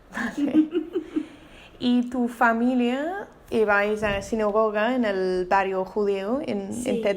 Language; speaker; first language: Spanish; non-native, learner; English